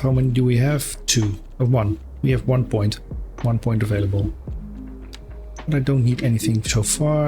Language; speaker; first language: English; non-native, fluent; Dutch